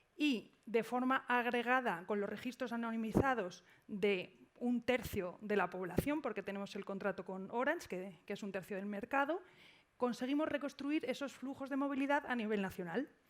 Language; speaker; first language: Spanish; native; Spanish